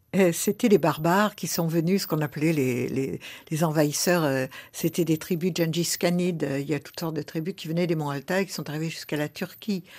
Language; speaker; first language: French; early bilingual, other home language; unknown